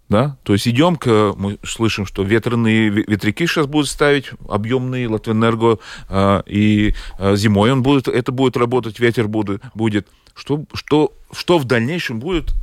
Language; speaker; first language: Russian; non-native, local second language; Latvian